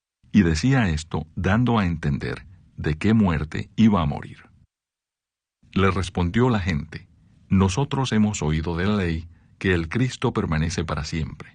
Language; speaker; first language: Spanish; native; Spanish